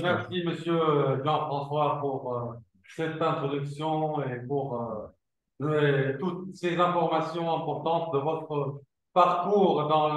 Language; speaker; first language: French; non-native, fluent; Arabic